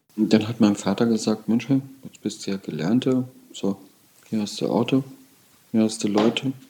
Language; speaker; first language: German; native; German